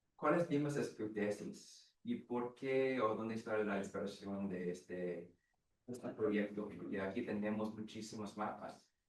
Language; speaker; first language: Spanish; non-native, learner; English